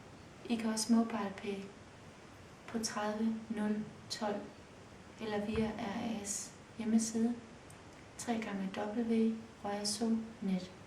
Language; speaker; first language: Danish; early bilingual, other home language; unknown